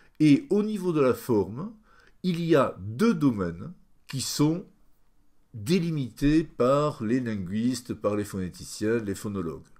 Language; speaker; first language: French; native; French